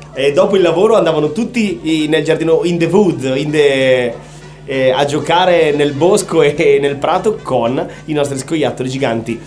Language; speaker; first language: Italian; native; Italian